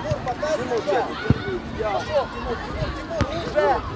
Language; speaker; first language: Russian; native; Russian